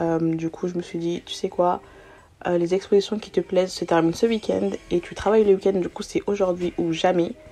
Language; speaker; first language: French; early bilingual, other home language; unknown